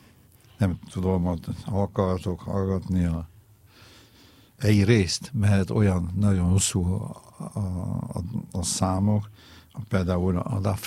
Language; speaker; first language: Hungarian; non-native, fluent; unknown